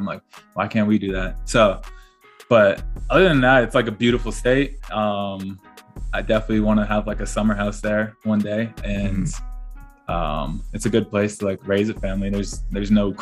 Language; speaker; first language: English; native; English